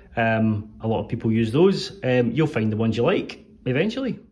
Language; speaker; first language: English; native; English